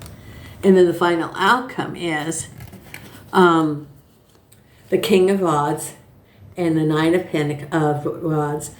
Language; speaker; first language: English; native; English